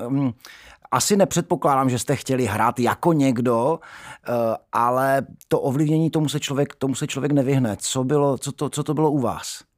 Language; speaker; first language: Czech; native; Czech